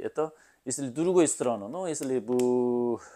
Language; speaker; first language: Russian; non-native, learner; Korean